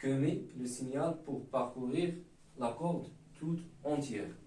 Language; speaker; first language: French; non-native, local second language; Arabic